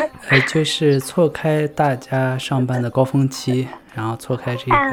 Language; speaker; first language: Chinese; native; Chinese